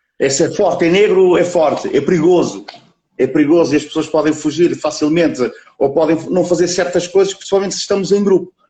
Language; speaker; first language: Portuguese; early bilingual, other home language; Kabuverdianu